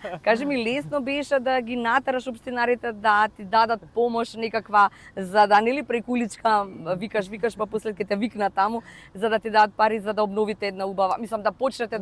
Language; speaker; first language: Macedonian; native; Macedonian